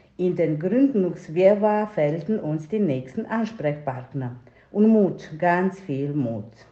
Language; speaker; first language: German; non-native, fluent; Serbian